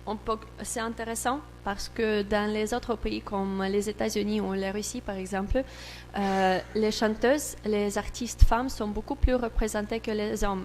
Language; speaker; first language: French; non-native, learner; Russian